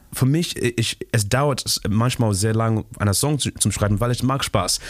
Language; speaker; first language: German; non-native, learner; Shona